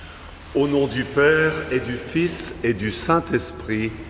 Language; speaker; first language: French; native; French